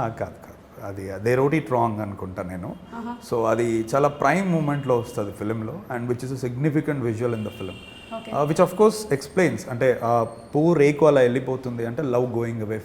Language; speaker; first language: Telugu; native; Telugu